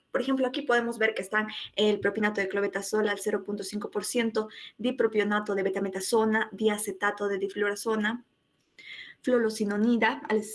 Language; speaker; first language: Spanish; native; Spanish